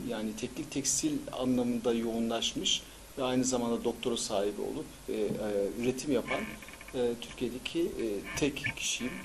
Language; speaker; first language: Turkish; early bilingual, heritage; Turkish